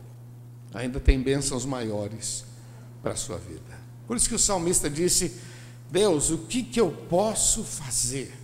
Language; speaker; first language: Portuguese; native; Portuguese